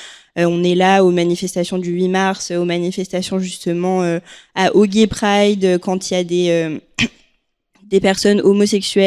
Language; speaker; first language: French; native; French